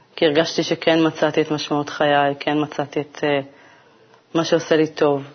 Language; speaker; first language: Hebrew; native; Hebrew